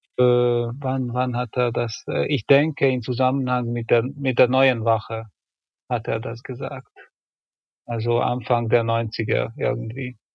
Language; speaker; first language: German; non-native, fluent; Hungarian